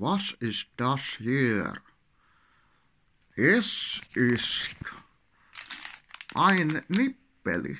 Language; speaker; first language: German; non-native, learner; Finnish